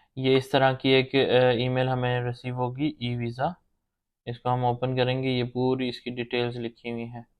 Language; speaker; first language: Urdu; non-native, local second language; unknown